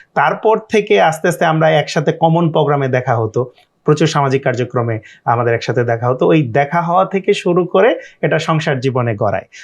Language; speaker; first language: Bangla; native; Bangla